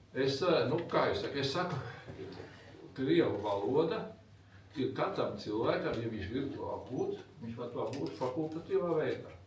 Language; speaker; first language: Latvian; native; Latvian